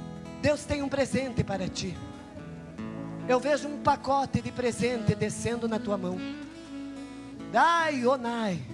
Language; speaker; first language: Portuguese; native; Portuguese